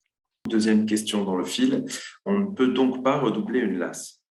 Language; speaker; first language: French; native; French